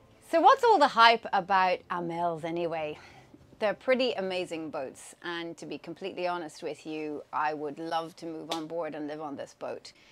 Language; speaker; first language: English; native; English